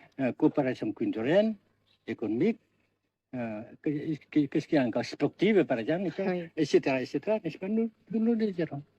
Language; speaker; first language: French; non-native, fluent; Vietnamese